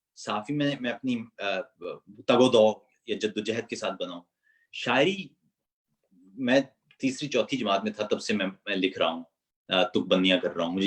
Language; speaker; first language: Urdu; non-native, local second language; Punjabi